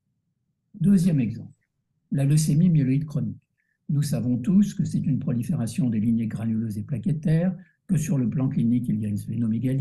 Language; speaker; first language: French; native; French